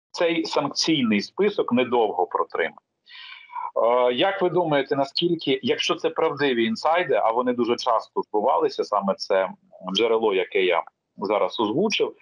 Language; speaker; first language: Ukrainian; native; Ukrainian